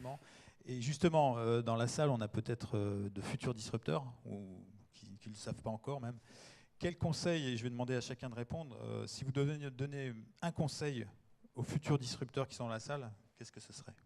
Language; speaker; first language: French; native; French